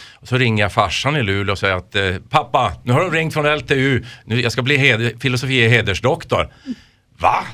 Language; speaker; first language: Swedish; native; Swedish